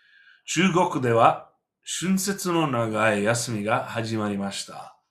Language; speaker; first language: Japanese; non-native, fluent; English